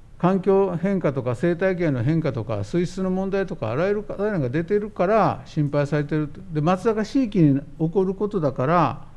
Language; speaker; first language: Japanese; native; Japanese